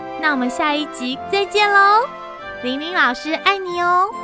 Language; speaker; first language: Chinese; native; Chinese